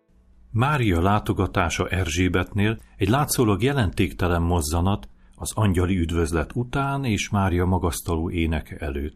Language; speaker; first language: Hungarian; native; Hungarian